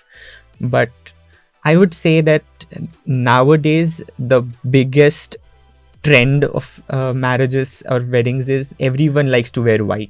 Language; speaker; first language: English; non-native, local second language; Marathi